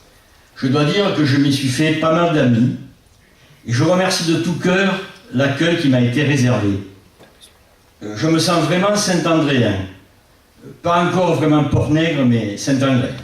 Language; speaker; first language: French; native; French